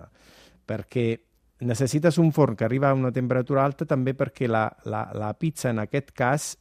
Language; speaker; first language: Catalan; non-native, fluent; Italian